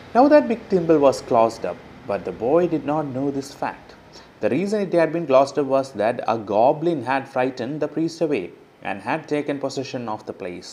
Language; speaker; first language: English; non-native, local second language; Malayalam